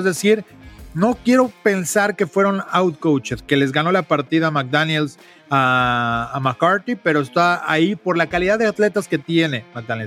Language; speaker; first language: Spanish; native; Spanish